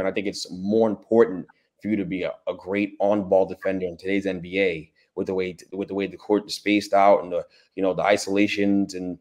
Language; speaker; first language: English; native; English